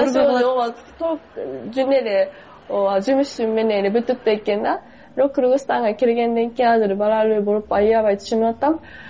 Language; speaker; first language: Kyrgyz; non-native, fluent; Japanese